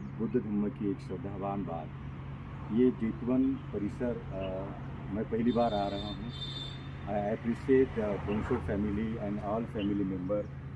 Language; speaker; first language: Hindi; non-native, local second language; Marathi